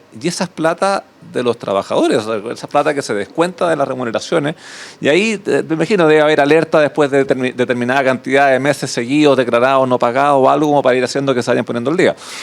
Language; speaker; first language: Spanish; native; Spanish